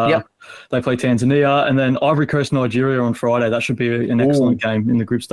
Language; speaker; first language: English; native; English